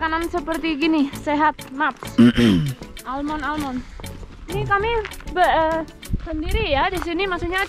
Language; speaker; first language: Indonesian; non-native, fluent; Spanish